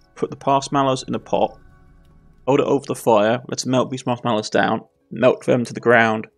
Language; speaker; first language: English; native; English